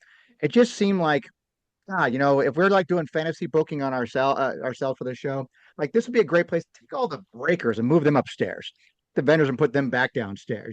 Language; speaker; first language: English; native; English